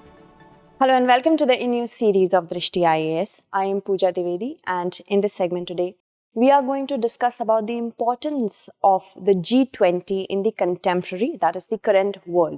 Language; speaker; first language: English; non-native, local second language; Hindi